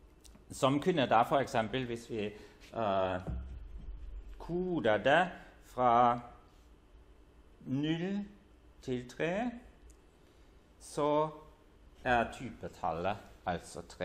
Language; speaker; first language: Norwegian; non-native, fluent; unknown